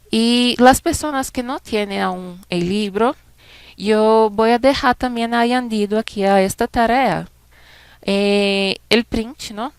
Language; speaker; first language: Spanish; non-native, fluent; Portuguese